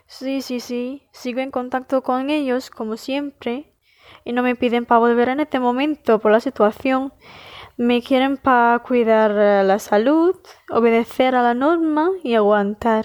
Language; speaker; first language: Spanish; non-native, fluent; Indonesian